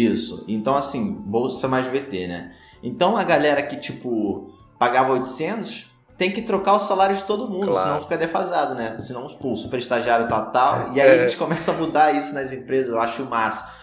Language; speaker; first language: Portuguese; native; Portuguese